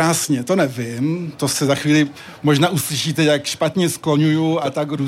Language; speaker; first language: Czech; early bilingual, heritage; French